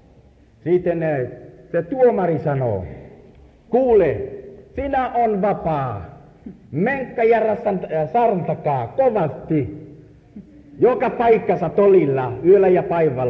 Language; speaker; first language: Finnish; non-native, learner; Swahili